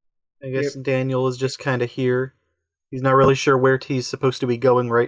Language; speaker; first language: English; native; English